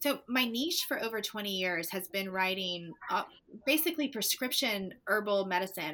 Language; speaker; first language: English; native; English